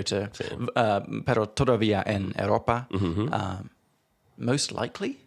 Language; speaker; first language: Spanish; non-native, learner; English